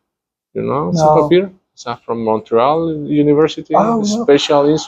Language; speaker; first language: English; non-native, learner; Spanish